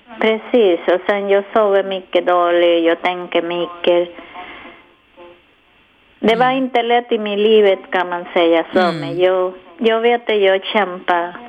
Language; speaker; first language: Swedish; non-native, learner; Spanish